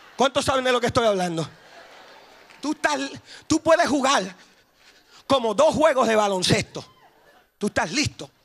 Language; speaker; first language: Spanish; early bilingual, heritage; Spanish